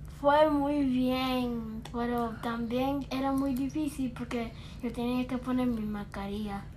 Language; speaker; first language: Spanish; early bilingual, heritage; Spanish